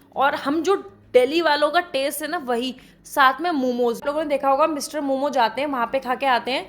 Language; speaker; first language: Hindi; native; Hindi